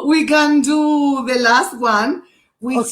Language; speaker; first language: English; non-native, learner; Portuguese